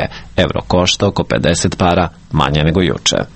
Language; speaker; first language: Serbian; native; Serbian